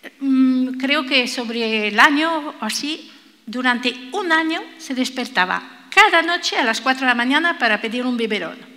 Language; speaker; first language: Spanish; non-native, fluent; French